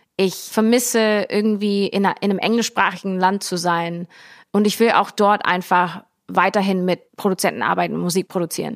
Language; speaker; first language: German; early bilingual, heritage; English